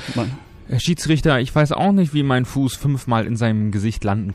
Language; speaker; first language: German; native; German